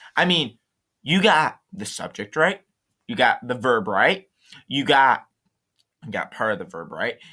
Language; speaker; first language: English; native; English